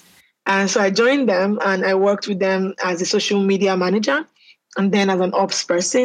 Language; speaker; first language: English; non-native, local second language; Yoruba